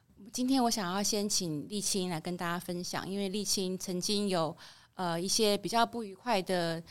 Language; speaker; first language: Chinese; native; Chinese